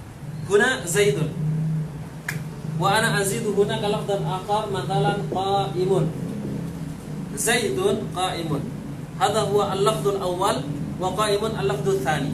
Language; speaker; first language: Arabic; non-native, fluent; Indonesian